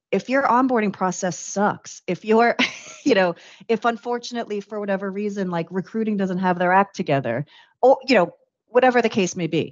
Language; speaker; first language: English; native; English